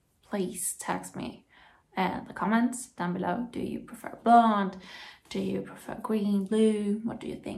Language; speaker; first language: English; non-native, fluent; German